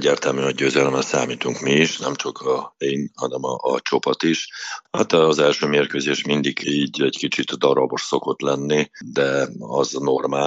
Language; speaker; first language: Hungarian; non-native, fluent; Russian